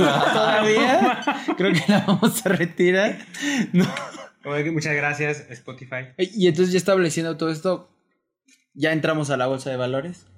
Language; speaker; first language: Spanish; native; Spanish